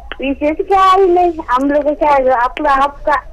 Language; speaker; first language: Hindi; non-native, local second language; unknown